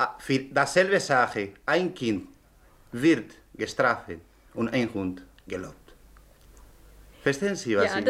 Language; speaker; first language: German; non-native, learner; Spanish